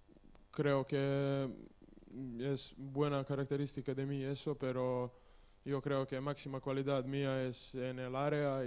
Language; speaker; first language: Spanish; non-native, learner; Serbian